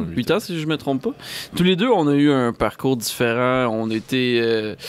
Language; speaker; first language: French; native; French